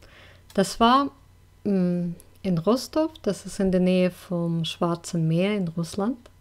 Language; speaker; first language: German; non-native, fluent; Russian